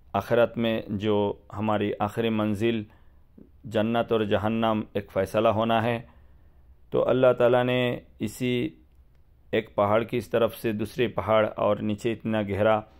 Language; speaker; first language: Hindi; non-native, fluent; Bangla